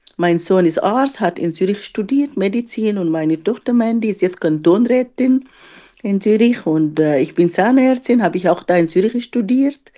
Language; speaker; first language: German; non-native, fluent; Arabic